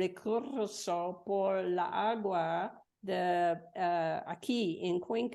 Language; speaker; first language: Spanish; non-native, learner; English